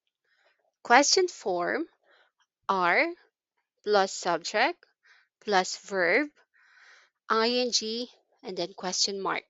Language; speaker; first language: English; non-native, local second language; Filipino